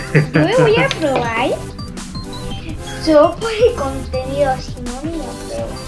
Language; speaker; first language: Spanish; native; Spanish